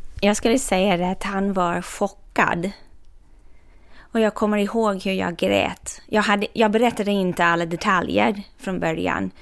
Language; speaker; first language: Swedish; non-native, fluent; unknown